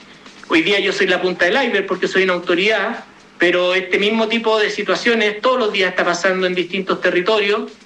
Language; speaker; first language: Spanish; native; Spanish